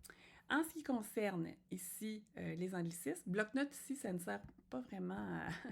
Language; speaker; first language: French; native; French